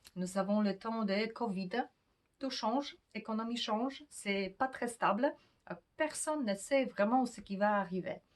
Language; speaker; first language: French; non-native, fluent; Polish